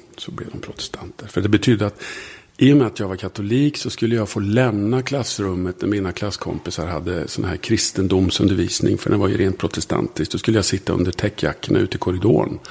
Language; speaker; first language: Swedish; early bilingual, other home language; German